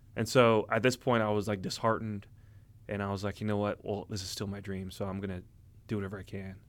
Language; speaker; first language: English; native; English